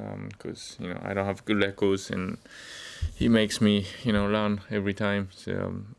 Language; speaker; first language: English; non-native, fluent; Japanese